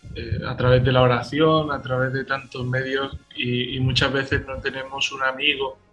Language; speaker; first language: Spanish; native; Spanish